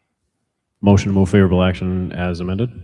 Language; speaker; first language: English; native; English